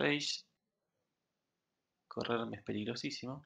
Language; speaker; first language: Spanish; native; Spanish